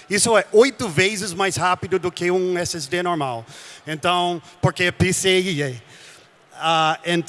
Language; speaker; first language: Portuguese; non-native, fluent; English